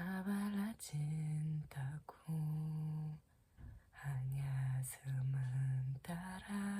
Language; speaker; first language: Indonesian; non-native, fluent; Korean